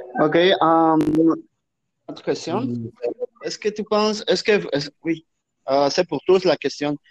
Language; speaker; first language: French; non-native, learner; Spanish